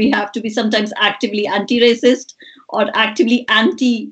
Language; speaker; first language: English; non-native, local second language; Hindi